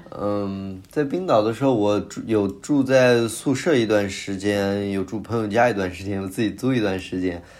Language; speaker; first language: Chinese; native; Chinese